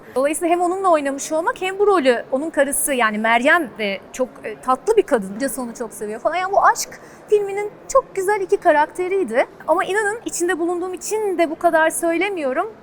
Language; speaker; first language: Turkish; native; Turkish